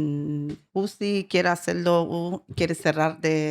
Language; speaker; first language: Spanish; non-native, learner; Persian